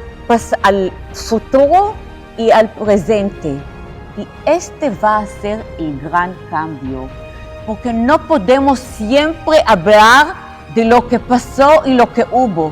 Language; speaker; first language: Spanish; non-native, fluent; Hebrew